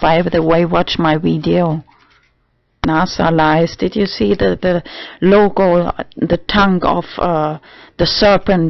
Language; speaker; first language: English; non-native, learner; German